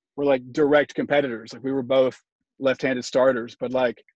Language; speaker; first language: English; native; English